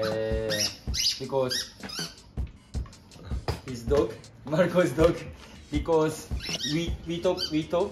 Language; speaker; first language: English; non-native, learner; Japanese